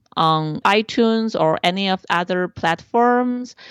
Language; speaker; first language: English; non-native, fluent; Chinese